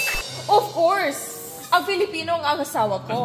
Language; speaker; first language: Filipino; non-native, learner; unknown